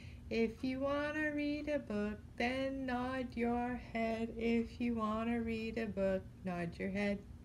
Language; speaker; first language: English; native; English